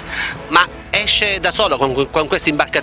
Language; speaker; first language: Italian; native; Italian